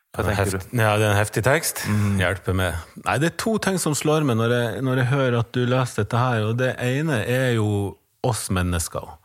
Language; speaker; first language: Norwegian; native; Norwegian